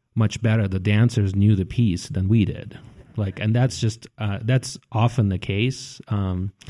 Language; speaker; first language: English; early bilingual, other home language; Russian